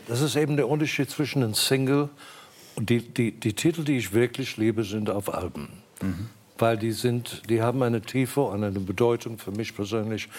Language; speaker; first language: German; non-native, fluent; English